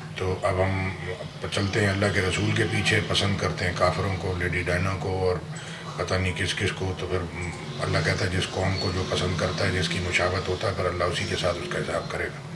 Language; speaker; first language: Urdu; native; Urdu